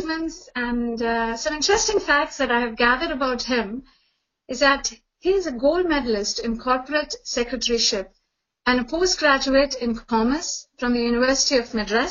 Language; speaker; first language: English; non-native, local second language; Tamil